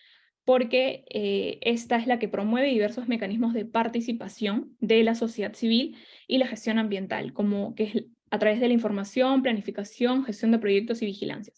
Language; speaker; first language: Spanish; native; Spanish